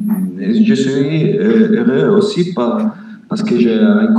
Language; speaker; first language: French; non-native, fluent; Italian